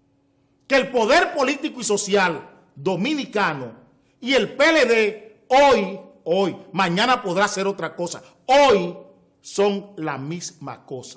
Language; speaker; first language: Spanish; native; Spanish